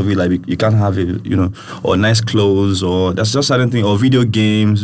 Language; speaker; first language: English; non-native, local second language; Yoruba